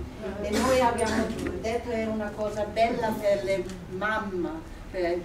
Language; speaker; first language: Italian; non-native, fluent; German